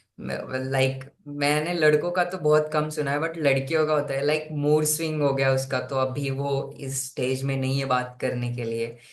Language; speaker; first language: Hindi; non-native, local second language; Marathi